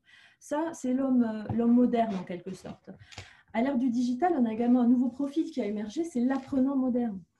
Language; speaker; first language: French; native; French